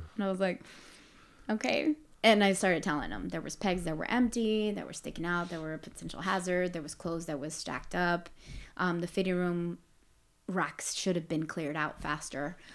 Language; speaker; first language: English; native; English